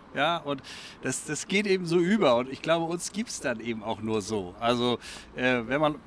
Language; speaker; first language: German; native; German